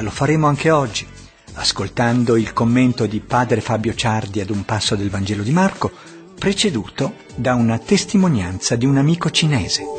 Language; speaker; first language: Italian; native; Italian